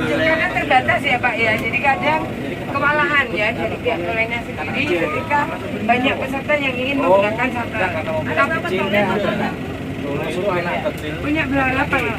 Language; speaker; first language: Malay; non-native, local second language; Javanese